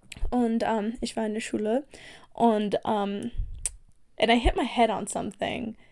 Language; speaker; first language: German; non-native, fluent; English